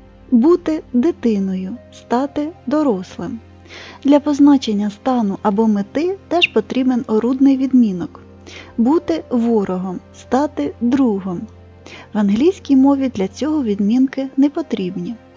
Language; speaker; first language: Ukrainian; native; Ukrainian